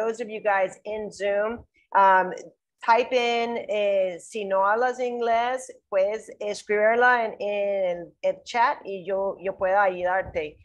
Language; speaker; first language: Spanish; non-native, learner; English